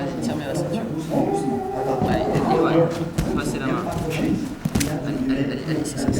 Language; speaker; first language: French; native; French